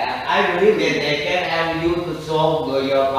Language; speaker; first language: English; non-native, learner; Indonesian